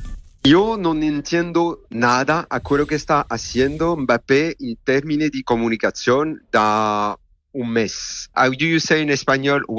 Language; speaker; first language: Spanish; non-native, learner; French